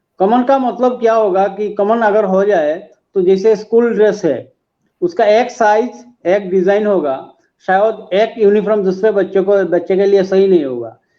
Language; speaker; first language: Hindi; non-native, local second language; Bangla